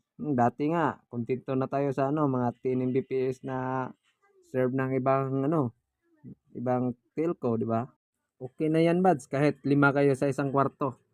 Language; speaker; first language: Filipino; native; Filipino